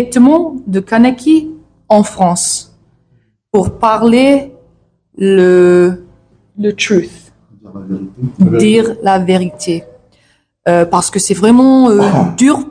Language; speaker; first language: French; non-native, learner; English